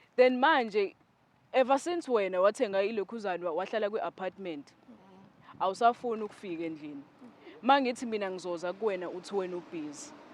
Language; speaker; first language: Zulu; native; Zulu